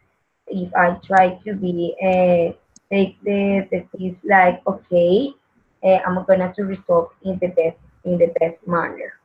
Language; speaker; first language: English; non-native, learner; Spanish